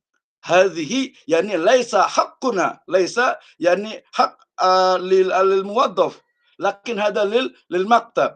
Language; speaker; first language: Arabic; non-native, fluent; Indonesian